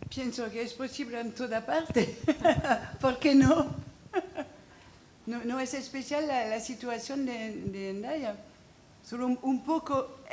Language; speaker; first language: Spanish; non-native, fluent; French